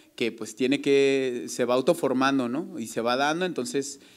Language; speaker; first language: Spanish; native; Spanish